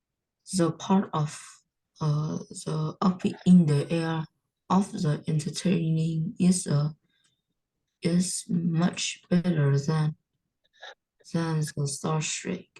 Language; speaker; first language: English; non-native, learner; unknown